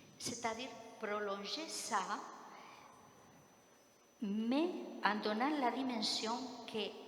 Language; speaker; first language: French; non-native, fluent; Spanish